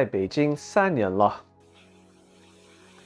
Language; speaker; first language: Chinese; non-native, learner; English